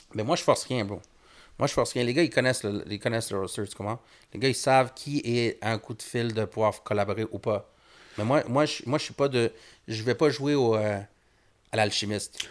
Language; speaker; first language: French; early bilingual, other home language; Spanish